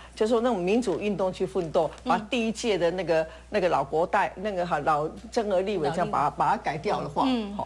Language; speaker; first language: Chinese; native; Chinese